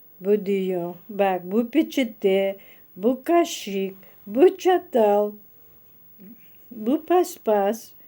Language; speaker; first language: Turkish; non-native, learner; Russian